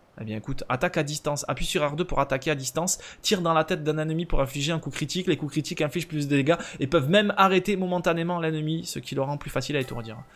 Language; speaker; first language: French; native; French